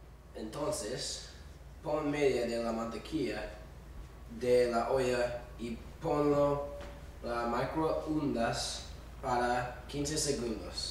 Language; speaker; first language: Spanish; non-native, learner; English